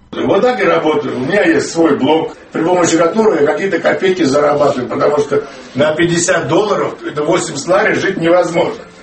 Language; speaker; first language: Russian; native; Russian